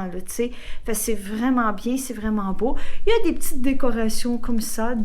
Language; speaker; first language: French; native; French